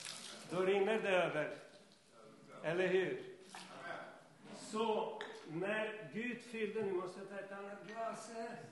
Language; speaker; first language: Swedish; non-native, fluent; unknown